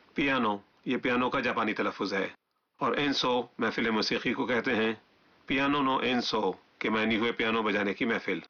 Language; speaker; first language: Urdu; native; Urdu